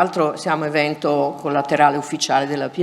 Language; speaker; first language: Italian; native; Italian